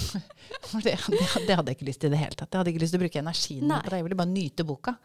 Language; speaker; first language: Norwegian; early bilingual, other home language; English